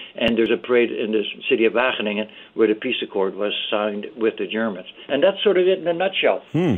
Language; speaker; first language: English; early bilingual, other home language; Dutch